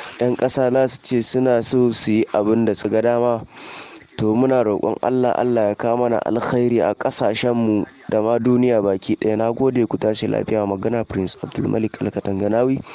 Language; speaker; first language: Hausa; native; Hausa